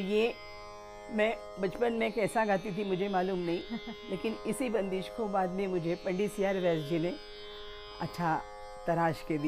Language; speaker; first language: Hindi; native; Hindi